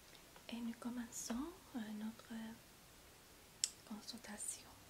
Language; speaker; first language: French; non-native, learner; English